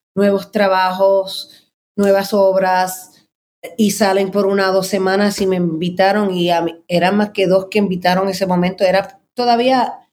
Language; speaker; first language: Spanish; early bilingual, heritage; Spanish